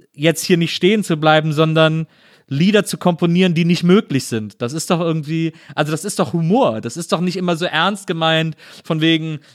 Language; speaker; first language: German; native; German